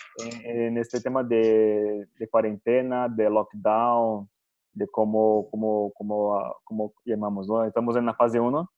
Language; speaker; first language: Portuguese; non-native, learner; Spanish